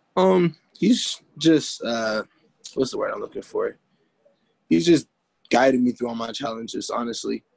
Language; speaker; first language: English; native; English